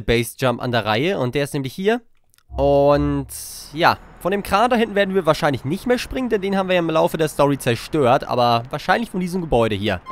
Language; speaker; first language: German; native; German